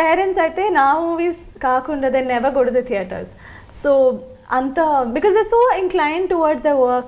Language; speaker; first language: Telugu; non-native, local second language; Kannada